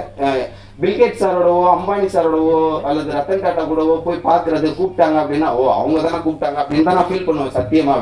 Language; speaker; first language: Tamil; native; Tamil